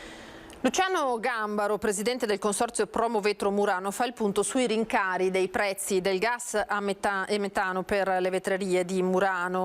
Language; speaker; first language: Italian; native; Italian